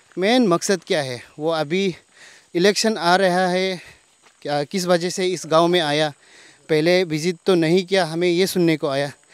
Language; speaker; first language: Hindi; non-native, local second language; Nyishi